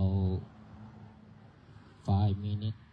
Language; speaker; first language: English; non-native, learner; Thai